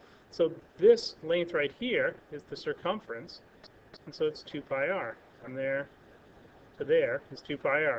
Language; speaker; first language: English; native; English